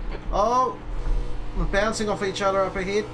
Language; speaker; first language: English; native; English